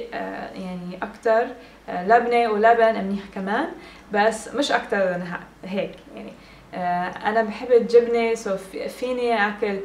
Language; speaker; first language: Arabic; early bilingual, heritage; English